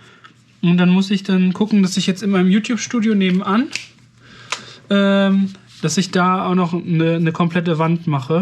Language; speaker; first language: German; native; German